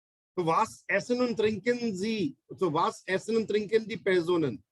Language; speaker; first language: German; non-native, fluent; Hindi